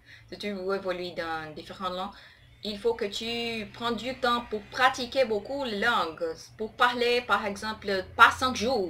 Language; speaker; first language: French; non-native, learner; Portuguese